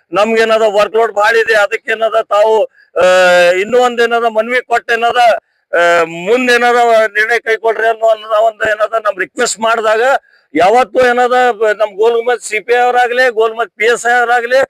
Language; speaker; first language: Kannada; non-native, local second language; Urdu